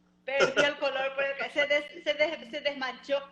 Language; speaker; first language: Spanish; non-native, fluent; Portuguese